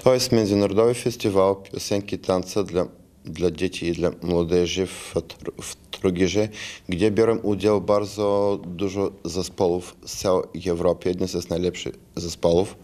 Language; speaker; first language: Polish; non-native, fluent; Bulgarian